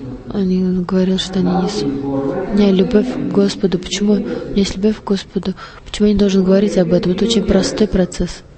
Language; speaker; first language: Russian; non-native, learner; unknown